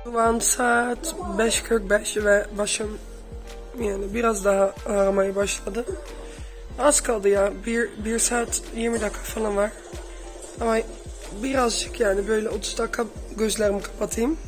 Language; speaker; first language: Turkish; early bilingual, heritage; Turkish